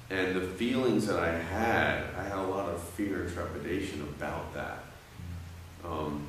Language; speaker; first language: English; native; English